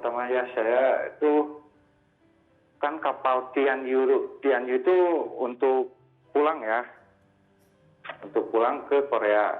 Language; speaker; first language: Indonesian; native; Indonesian